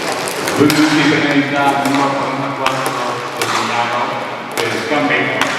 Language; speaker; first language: Italian; native; Italian